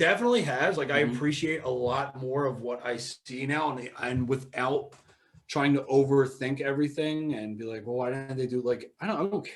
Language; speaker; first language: English; native; English